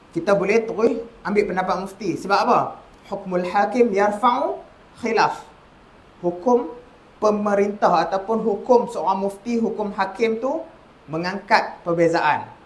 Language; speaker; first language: Malay; native; Malay